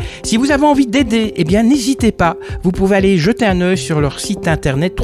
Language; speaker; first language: French; native; French